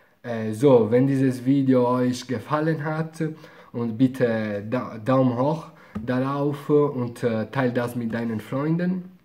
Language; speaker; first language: German; non-native, fluent; Italian